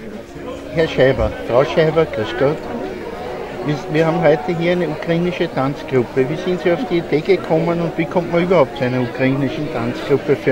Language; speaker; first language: German; native; German